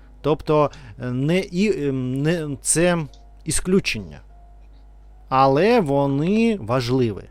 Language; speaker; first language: Ukrainian; non-native, learner; Russian